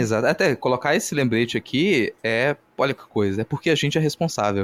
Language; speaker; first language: Portuguese; native; Portuguese